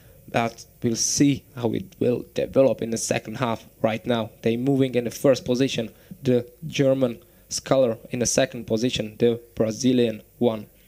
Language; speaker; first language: English; non-native, fluent; Czech